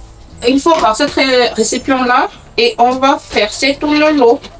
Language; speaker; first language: French; non-native, local second language; Malagasy